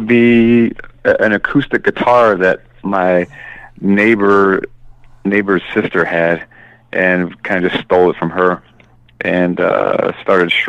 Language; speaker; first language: English; native; English